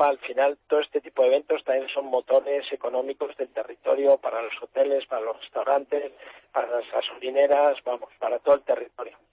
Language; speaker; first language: Spanish; native; Spanish